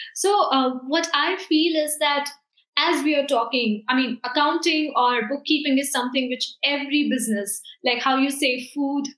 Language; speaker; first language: English; non-native, local second language; Hindi